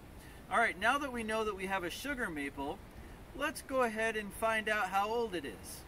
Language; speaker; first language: English; native; English